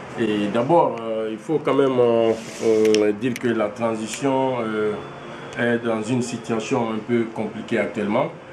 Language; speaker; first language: French; non-native, local second language; Fula